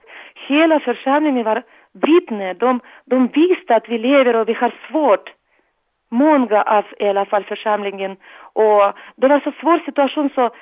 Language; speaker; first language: Swedish; non-native, fluent; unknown